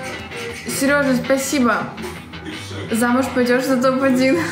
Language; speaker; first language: Russian; native; Russian